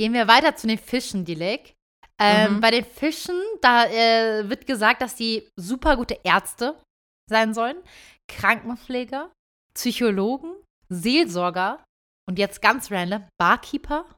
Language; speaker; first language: German; early bilingual, other home language; Turkish